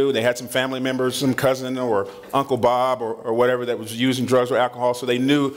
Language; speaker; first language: English; native; English